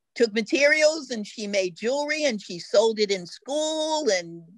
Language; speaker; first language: English; native; English